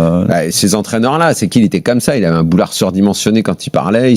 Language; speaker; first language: French; native; French